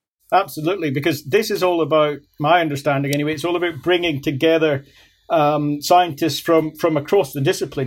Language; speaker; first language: English; native; English